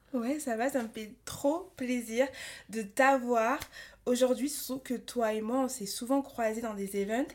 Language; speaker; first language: French; native; French